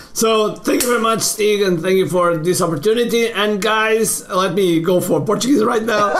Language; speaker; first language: English; non-native, fluent; Portuguese